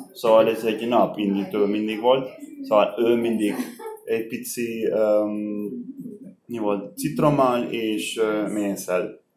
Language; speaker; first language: Hungarian; non-native, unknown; Spanish